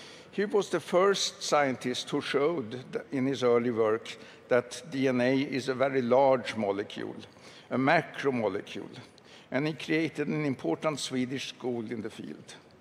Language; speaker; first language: English; non-native, fluent; Swedish